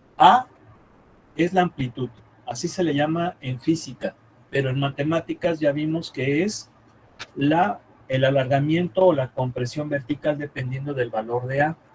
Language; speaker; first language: Spanish; native; Spanish